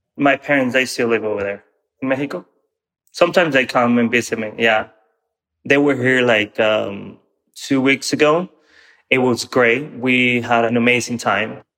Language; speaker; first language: English; non-native, fluent; Spanish